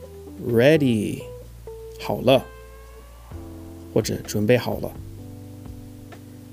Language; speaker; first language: Chinese; non-native, fluent; English